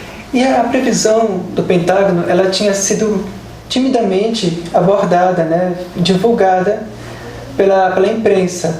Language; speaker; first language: Portuguese; native; Portuguese